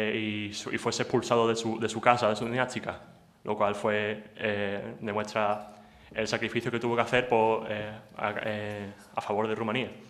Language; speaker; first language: Spanish; native; Spanish